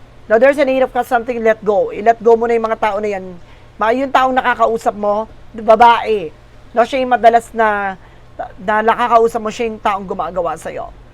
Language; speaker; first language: Filipino; native; Filipino